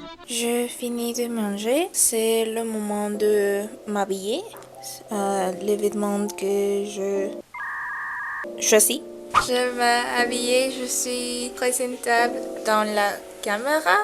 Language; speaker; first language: French; non-native, learner; Spanish